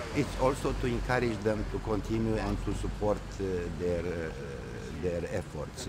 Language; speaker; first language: English; non-native, fluent; Romanian